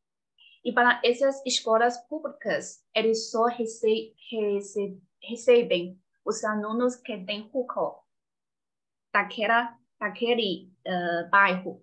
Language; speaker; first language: Portuguese; non-native, fluent; Chinese